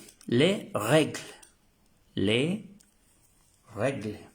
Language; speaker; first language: French; non-native, fluent; Spanish